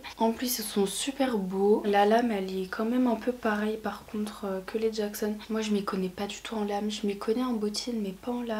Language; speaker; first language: French; native; French